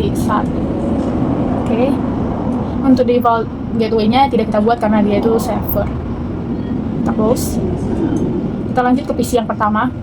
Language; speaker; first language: Indonesian; native; Indonesian